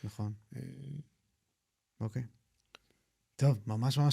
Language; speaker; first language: Hebrew; native; Hebrew